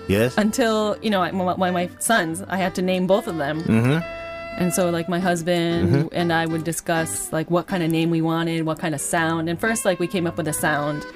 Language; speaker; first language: English; native; English